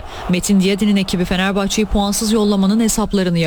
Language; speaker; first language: Turkish; native; Turkish